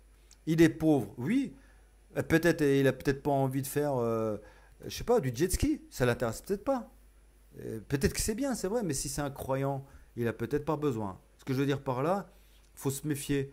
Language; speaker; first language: French; native; French